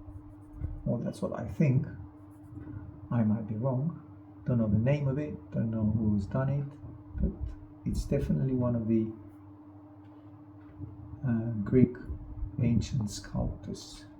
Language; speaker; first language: English; non-native, fluent; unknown